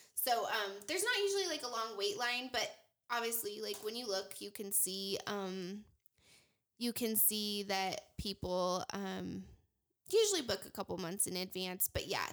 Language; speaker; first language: English; native; English